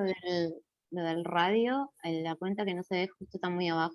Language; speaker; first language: Spanish; native; Spanish